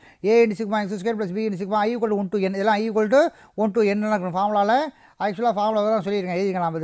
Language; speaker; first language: Tamil; native; Tamil